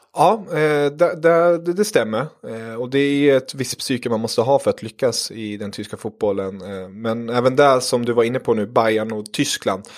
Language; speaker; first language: Swedish; early bilingual, other home language; German